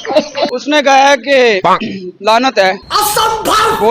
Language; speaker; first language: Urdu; non-native, local second language; Punjabi